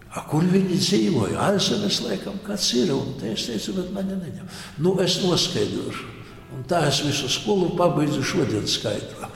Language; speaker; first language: Latvian; non-native, local second language; Polish